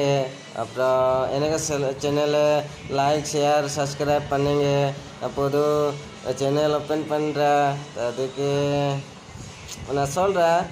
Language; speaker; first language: Tamil; non-native, learner; Assamese